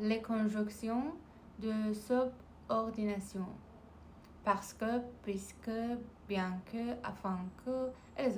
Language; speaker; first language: French; non-native, learner; Persian